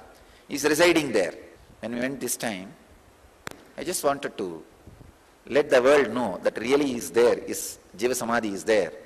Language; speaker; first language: English; non-native, local second language; Tamil